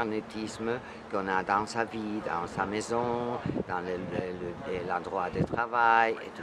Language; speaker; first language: French; non-native, fluent; Spanish